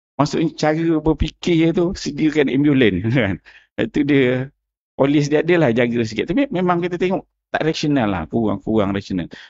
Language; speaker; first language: Malay; native; Malay